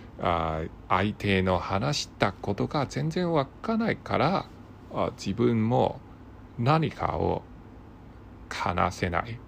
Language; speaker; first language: Japanese; non-native, learner; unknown